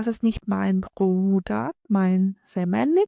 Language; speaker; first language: German; non-native, fluent; Ukrainian